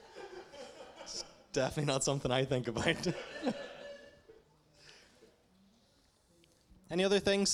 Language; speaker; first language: English; native; English